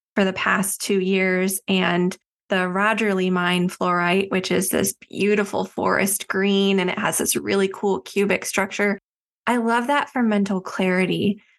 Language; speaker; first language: English; native; English